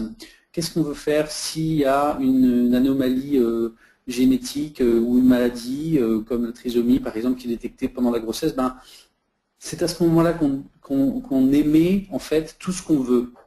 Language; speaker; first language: French; native; French